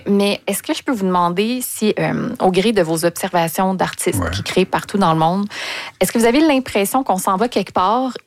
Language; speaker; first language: French; native; French